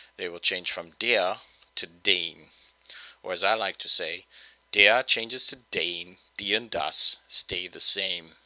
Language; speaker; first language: English; native; English